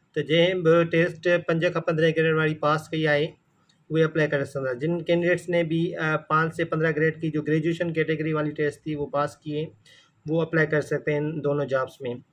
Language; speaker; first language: Urdu; non-native, local second language; Sindhi